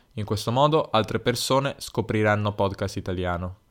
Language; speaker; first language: Italian; native; Italian